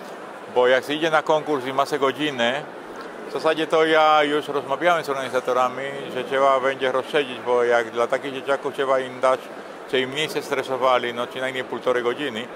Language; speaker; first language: Polish; non-native, fluent; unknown